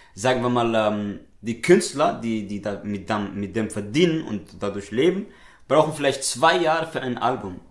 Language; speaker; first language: German; native; German